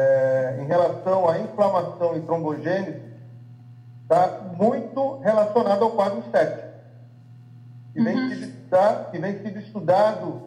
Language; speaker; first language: Portuguese; native; Portuguese